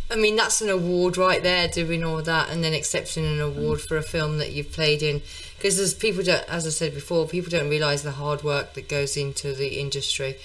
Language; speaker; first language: English; native; English